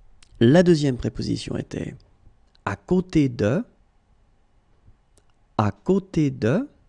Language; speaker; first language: French; native; French